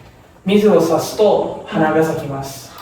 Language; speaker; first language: Japanese; non-native, learner; Indonesian